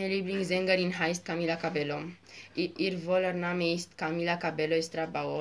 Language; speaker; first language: German; non-native, learner; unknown